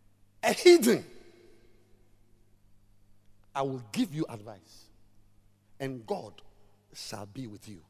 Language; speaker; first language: English; non-native, local second language; Ewe